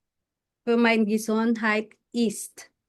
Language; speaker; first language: German; non-native, fluent; Filipino